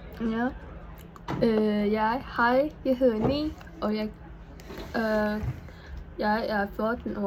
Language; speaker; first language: Danish; non-native, learner; Vietnamese